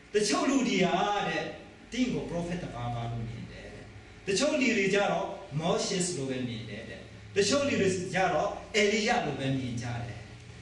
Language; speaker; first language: Burmese; non-native, local second language; Hakha Chin